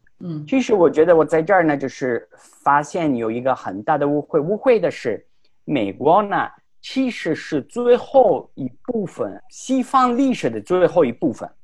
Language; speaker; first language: Chinese; non-native, fluent; Italian